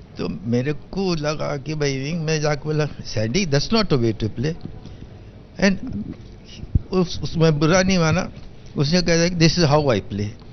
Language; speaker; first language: Hindi; native; Hindi